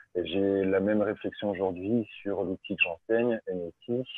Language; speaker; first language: French; native; French